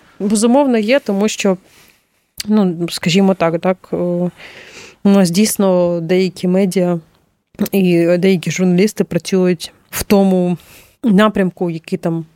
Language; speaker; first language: Ukrainian; non-native, local second language; Russian